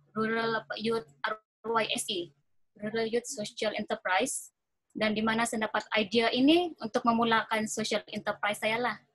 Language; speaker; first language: Malay; native; Malay